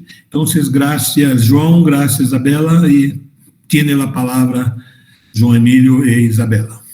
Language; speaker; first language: Spanish; non-native, fluent; Portuguese